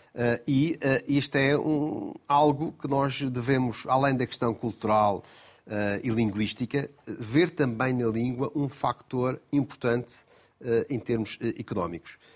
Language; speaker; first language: Portuguese; native; Portuguese